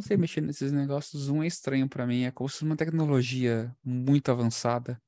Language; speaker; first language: Portuguese; native; Portuguese